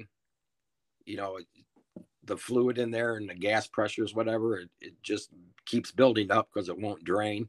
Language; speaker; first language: English; native; English